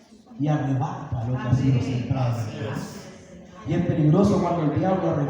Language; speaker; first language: Spanish; native; Spanish